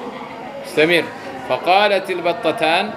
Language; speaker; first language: Arabic; non-native, fluent; Indonesian